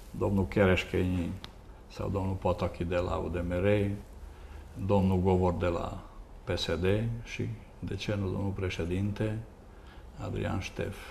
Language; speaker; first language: Romanian; non-native, local second language; Hungarian